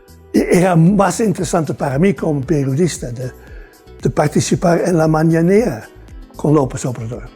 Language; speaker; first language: Spanish; non-native, fluent; Dutch